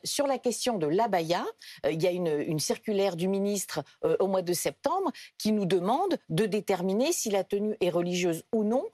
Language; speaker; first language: French; native; French